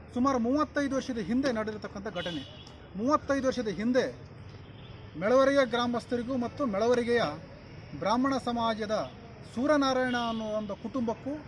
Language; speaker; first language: Kannada; native; Kannada